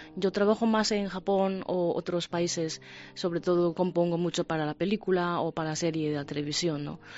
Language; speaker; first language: Spanish; non-native, fluent; Japanese